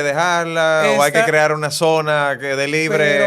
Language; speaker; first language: Spanish; native; Spanish